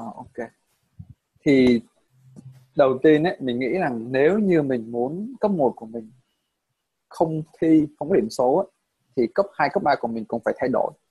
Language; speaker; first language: Vietnamese; native; Vietnamese